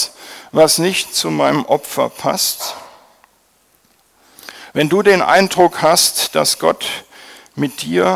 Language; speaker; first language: German; native; German